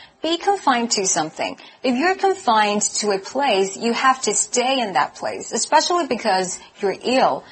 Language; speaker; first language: English; non-native, fluent; Chinese